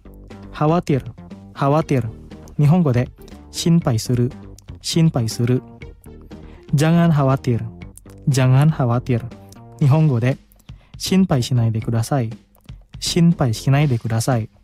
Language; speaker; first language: Japanese; non-native, fluent; Indonesian